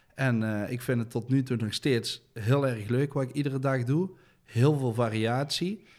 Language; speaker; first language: Dutch; native; Dutch